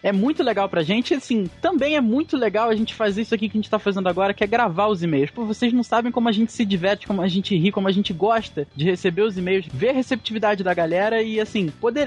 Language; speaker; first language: Portuguese; native; Portuguese